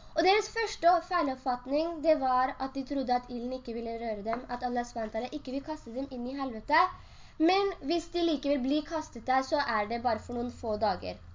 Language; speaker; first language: Norwegian; early bilingual, other home language; Urdu